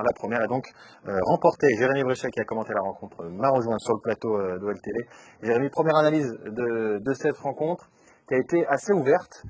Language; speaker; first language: French; native; French